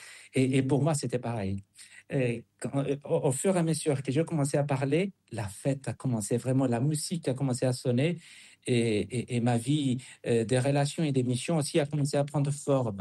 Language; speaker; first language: French; non-native, fluent; Spanish